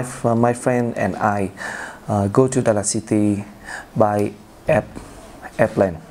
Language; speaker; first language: English; non-native, learner; Vietnamese